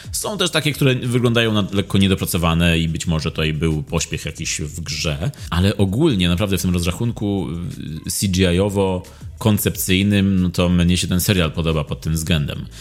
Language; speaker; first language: Polish; native; Polish